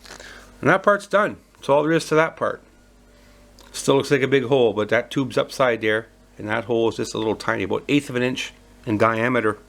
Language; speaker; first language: English; native; English